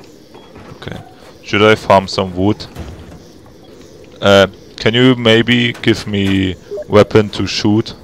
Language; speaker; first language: English; non-native, fluent; German